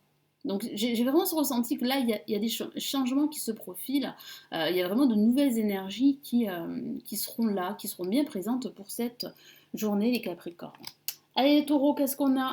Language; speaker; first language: French; native; French